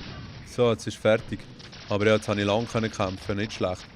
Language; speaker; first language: German; native; German